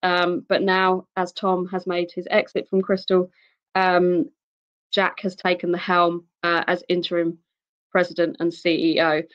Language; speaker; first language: English; native; English